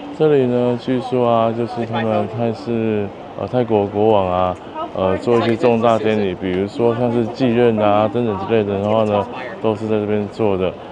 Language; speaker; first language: Chinese; native; Chinese